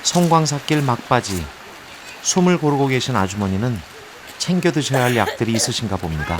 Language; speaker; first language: Korean; native; Korean